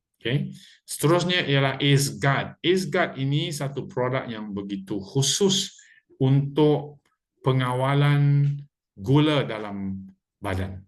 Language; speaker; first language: Malay; native; Malay